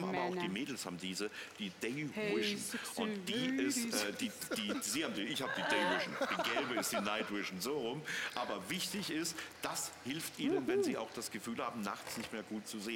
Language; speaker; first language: German; native; German